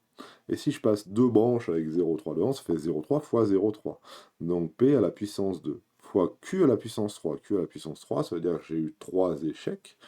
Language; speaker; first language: French; native; French